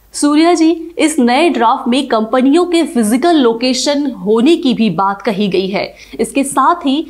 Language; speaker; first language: Hindi; native; Hindi